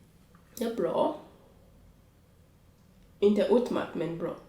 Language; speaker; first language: Swedish; non-native, fluent; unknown